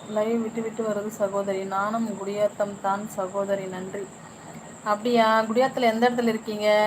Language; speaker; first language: Tamil; non-native, local second language; Telugu